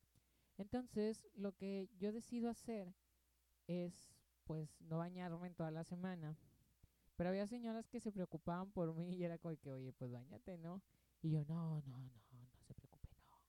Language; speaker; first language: Spanish; native; Spanish